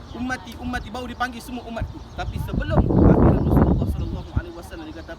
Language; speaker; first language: Malay; native; Malay